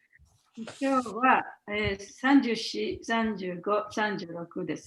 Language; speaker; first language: Japanese; native; Japanese